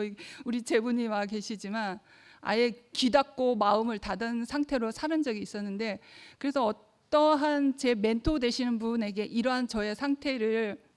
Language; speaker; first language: Korean; native; Korean